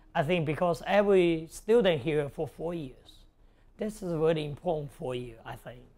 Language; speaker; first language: English; non-native, local second language; Cantonese